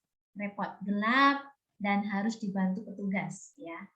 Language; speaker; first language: Indonesian; native; Indonesian